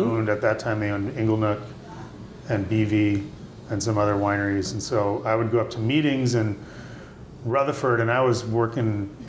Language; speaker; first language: English; native; English